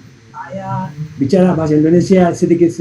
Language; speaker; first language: Indonesian; non-native, learner; Bangla